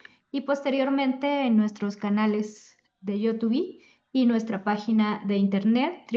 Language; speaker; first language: Spanish; native; Spanish